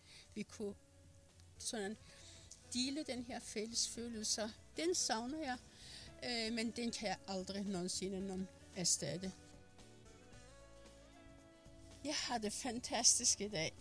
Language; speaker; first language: Danish; non-native, fluent; Persian